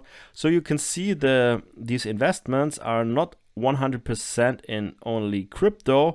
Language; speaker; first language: English; non-native, fluent; German